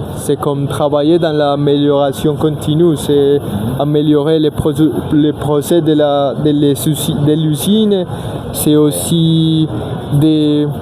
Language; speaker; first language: French; non-native, learner; Spanish